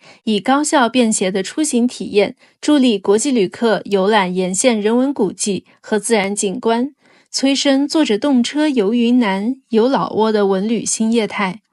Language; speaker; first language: Chinese; native; Chinese